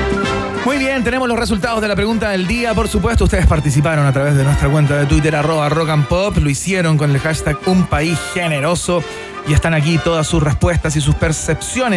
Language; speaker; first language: Spanish; native; Spanish